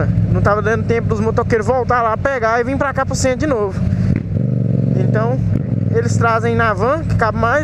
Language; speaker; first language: Portuguese; native; Portuguese